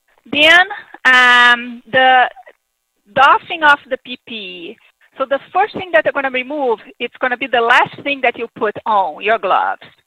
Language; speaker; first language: English; non-native, fluent; Portuguese